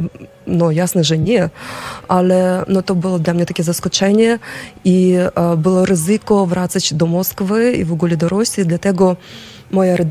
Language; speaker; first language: Polish; non-native, fluent; Ukrainian